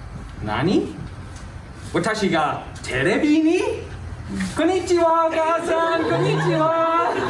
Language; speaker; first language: Japanese; non-native, learner; English